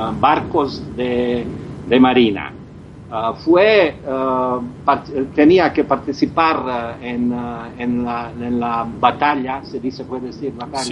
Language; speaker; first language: Spanish; non-native, learner; Croatian